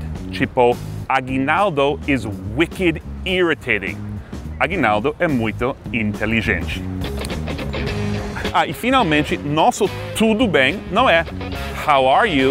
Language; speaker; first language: Portuguese; non-native, fluent; English